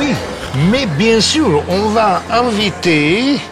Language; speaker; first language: French; non-native, fluent; Italian